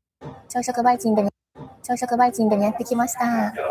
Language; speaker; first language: Japanese; native; Japanese